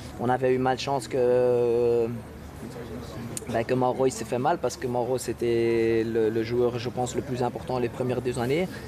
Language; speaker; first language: French; non-native, local second language; Dutch